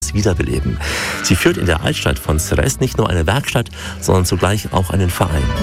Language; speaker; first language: German; native; German